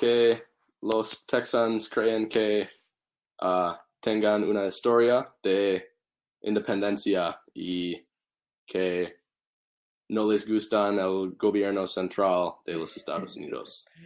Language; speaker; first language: Spanish; non-native, learner; English